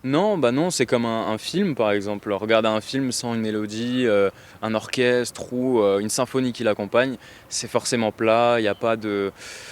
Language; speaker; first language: French; native; French